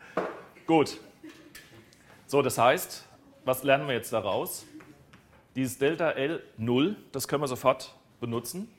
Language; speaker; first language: German; native; German